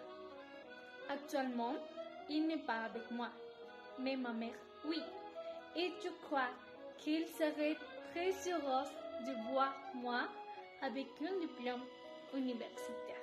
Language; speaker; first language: French; non-native, learner; Spanish